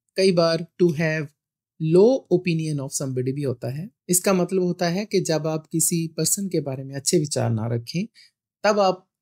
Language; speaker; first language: Hindi; non-native, local second language; Punjabi